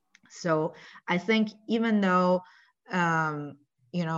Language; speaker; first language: English; non-native, fluent; Chinese